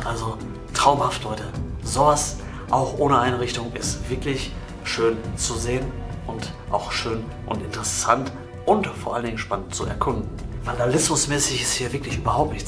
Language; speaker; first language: German; native; German